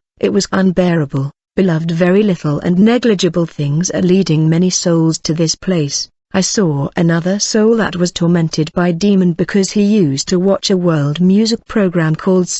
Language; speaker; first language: English; non-native, fluent; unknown